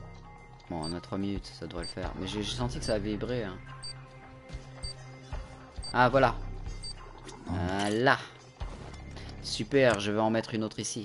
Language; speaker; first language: French; native; French